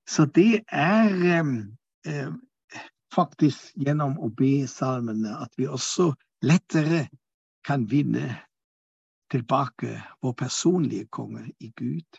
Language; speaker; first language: Norwegian; non-native, fluent; German